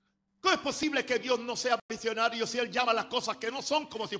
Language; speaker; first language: Spanish; native; Spanish